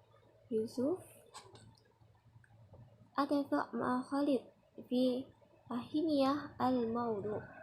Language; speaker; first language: Arabic; non-native, learner; Indonesian